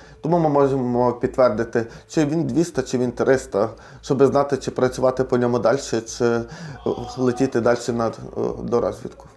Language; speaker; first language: Ukrainian; native; Ukrainian